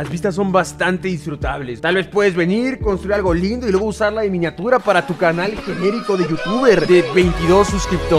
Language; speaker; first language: Spanish; native; Spanish